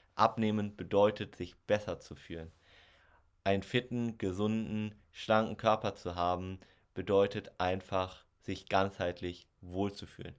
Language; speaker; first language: German; native; German